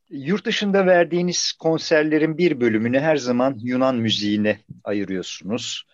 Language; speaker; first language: Turkish; native; Turkish